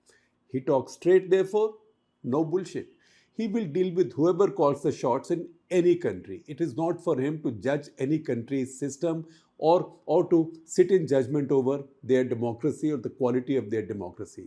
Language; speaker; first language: English; non-native, local second language; Hindi